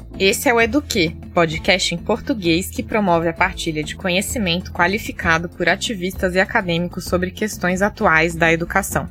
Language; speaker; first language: Portuguese; native; Portuguese